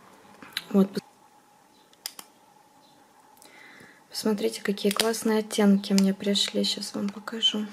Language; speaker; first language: Russian; native; Russian